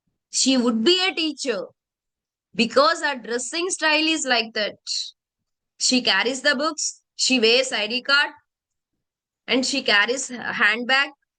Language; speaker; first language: English; non-native, local second language; Telugu